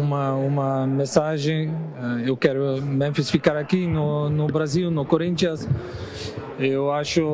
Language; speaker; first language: Portuguese; non-native, learner; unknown